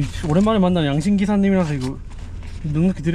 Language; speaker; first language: Korean; native; Korean